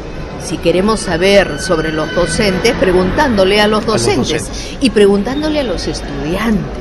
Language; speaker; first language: Spanish; native; Spanish